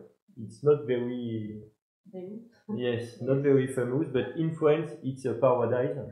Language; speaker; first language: English; non-native, learner; French